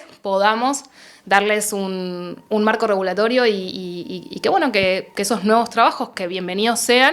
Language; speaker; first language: Spanish; native; Spanish